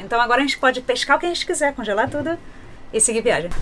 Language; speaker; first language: Portuguese; native; Portuguese